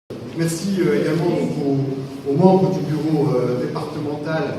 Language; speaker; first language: French; native; French